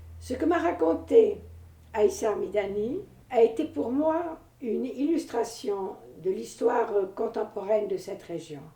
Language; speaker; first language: French; native; French